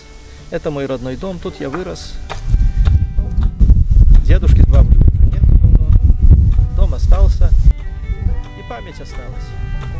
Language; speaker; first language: Russian; native; Russian